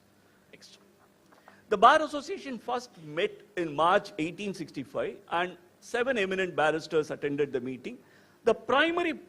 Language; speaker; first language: English; non-native, local second language; Tamil